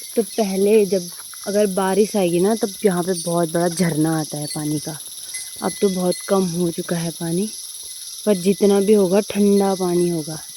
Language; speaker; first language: Hindi; native; Hindi